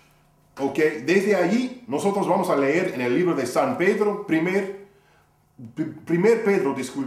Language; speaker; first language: Spanish; non-native, fluent; English